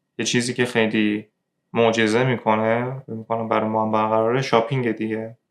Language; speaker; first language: Persian; native; Persian